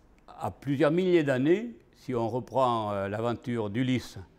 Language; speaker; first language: French; native; French